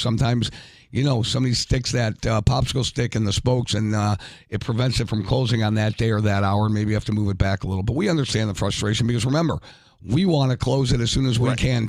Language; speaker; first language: English; native; English